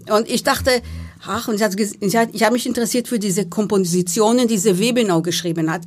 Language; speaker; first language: German; non-native, fluent; Hebrew